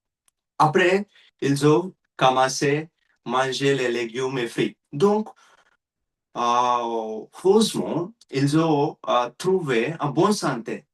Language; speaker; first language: French; non-native, learner; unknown